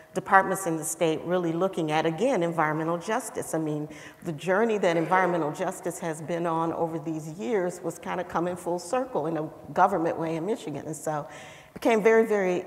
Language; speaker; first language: English; native; English